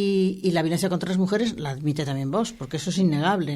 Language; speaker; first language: Spanish; native; Spanish